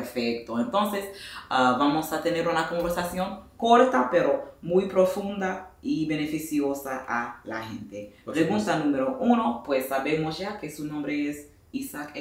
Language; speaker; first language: Spanish; non-native, fluent; English